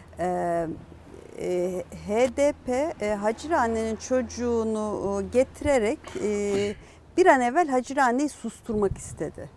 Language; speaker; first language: Turkish; non-native, local second language; Kurdish